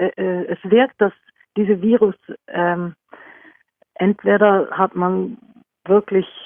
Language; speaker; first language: German; non-native, fluent; Norwegian